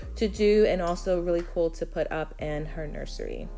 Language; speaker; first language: English; native; English